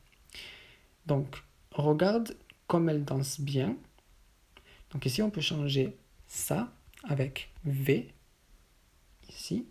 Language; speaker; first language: French; native; French